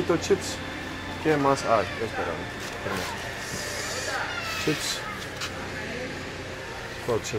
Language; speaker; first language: Spanish; non-native, learner; English